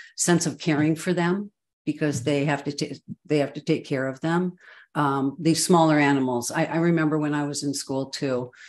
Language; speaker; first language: English; native; English